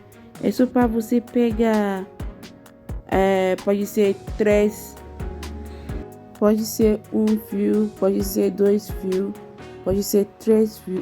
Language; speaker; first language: Portuguese; non-native, learner; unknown